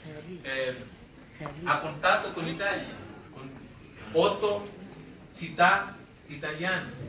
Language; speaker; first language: Italian; non-native, learner; Greek